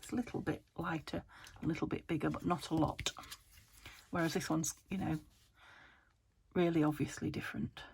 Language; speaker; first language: English; native; English